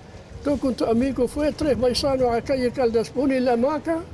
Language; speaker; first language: Spanish; non-native, learner; Arabic